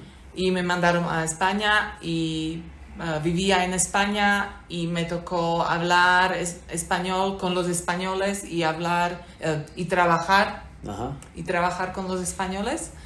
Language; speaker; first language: Spanish; non-native, fluent; Slovak